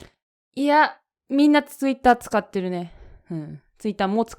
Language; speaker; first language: Japanese; native; Japanese